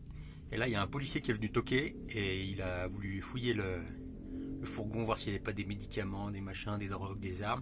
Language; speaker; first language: French; native; French